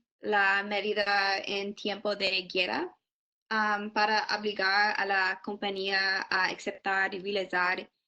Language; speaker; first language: Spanish; non-native, learner; English